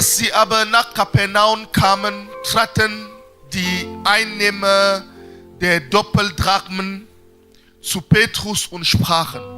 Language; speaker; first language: German; non-native, fluent; French